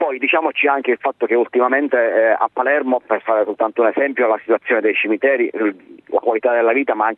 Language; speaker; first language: Italian; native; Italian